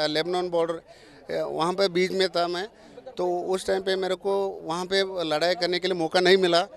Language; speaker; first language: Hindi; non-native, local second language; Kannada